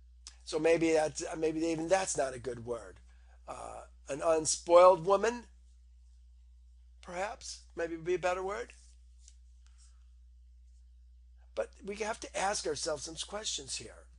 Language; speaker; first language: English; native; English